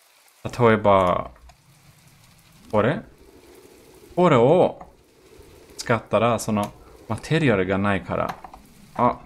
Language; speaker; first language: Japanese; non-native, learner; Swedish